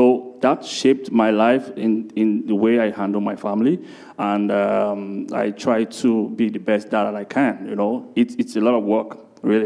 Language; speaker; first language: English; non-native, local second language; Igbo